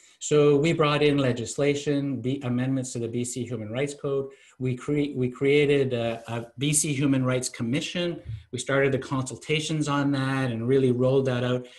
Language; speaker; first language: English; native; English